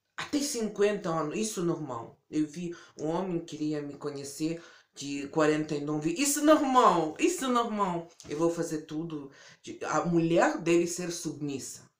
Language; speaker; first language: Portuguese; early bilingual, heritage; Portuguese